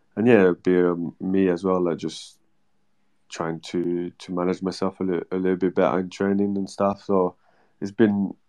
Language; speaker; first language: English; non-native, fluent; French